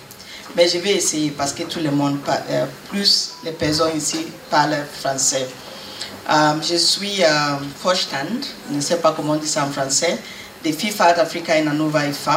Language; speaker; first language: French; non-native, learner; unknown